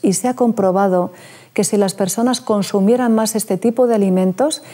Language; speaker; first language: Spanish; native; Spanish